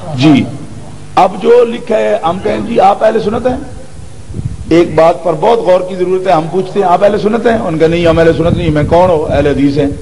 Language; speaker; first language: Urdu; non-native, local second language; Punjabi